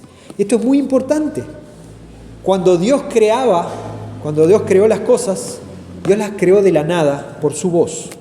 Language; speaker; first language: Spanish; native; Spanish